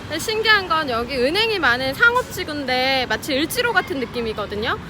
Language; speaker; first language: Korean; native; Korean